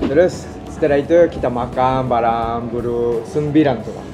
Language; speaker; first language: Indonesian; non-native, fluent; Japanese